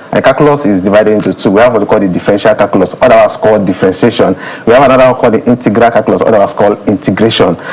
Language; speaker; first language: Nigerian Pidgin; native; Nigerian Pidgin